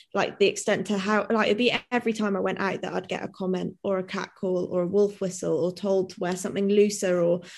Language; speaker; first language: English; native; English